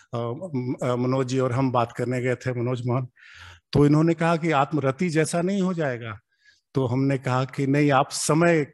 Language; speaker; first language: Hindi; native; Hindi